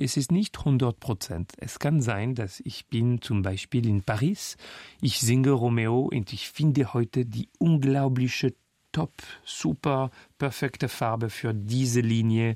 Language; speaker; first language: German; non-native, fluent; French